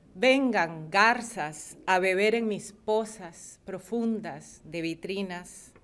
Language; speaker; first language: Spanish; native; Spanish